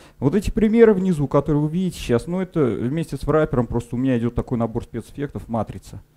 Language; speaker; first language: Russian; native; Russian